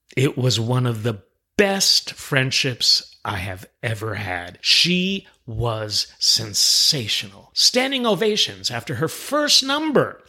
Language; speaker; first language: English; native; English